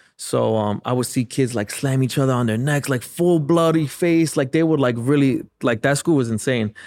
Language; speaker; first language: English; native; English